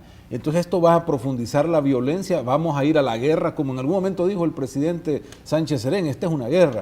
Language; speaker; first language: Spanish; native; Spanish